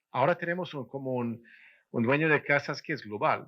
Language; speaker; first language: Spanish; non-native, fluent; Swedish